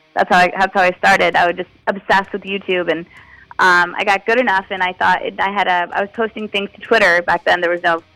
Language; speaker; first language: English; native; English